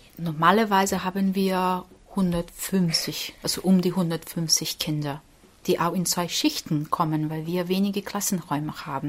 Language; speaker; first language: German; non-native, fluent; Portuguese